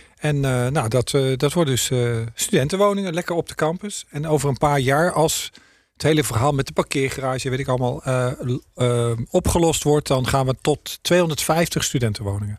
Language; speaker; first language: Dutch; native; Dutch